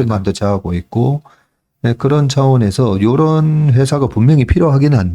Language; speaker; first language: Korean; native; Korean